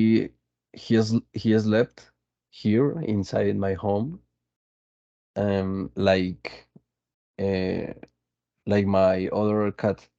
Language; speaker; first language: English; non-native, fluent; Spanish